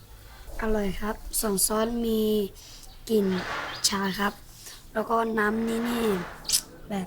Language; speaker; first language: Thai; early bilingual, other home language; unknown